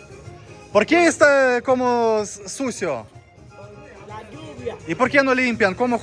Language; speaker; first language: Spanish; non-native, learner; Russian